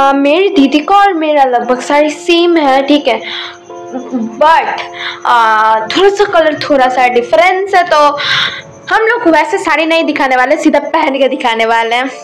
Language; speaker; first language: Hindi; non-native, local second language; Bangla